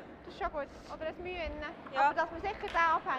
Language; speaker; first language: German; native; German